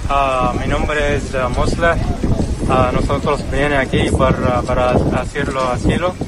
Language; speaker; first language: Spanish; non-native, learner; Arabic